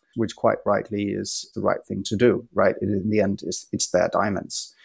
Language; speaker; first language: English; non-native, fluent; Danish